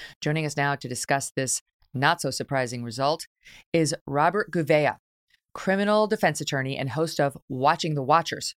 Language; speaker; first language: English; native; English